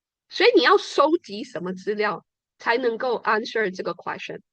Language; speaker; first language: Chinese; native; Chinese